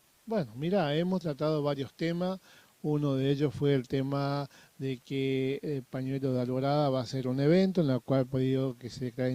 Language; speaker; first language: Spanish; native; Spanish